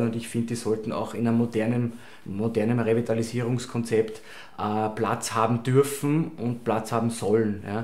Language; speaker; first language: German; native; German